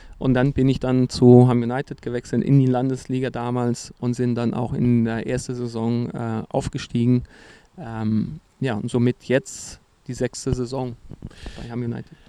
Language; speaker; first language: German; non-native, fluent; Portuguese